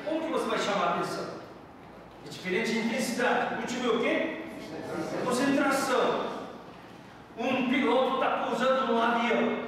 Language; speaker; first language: Portuguese; non-native, fluent; Korean